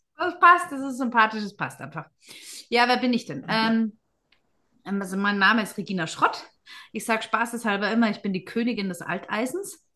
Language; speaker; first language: German; native; German